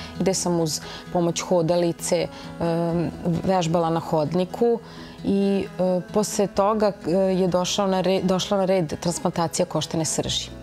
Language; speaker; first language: Serbian; native; Serbian